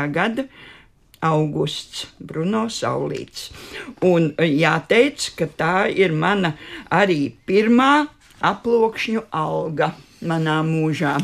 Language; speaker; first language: Latvian; native; Latvian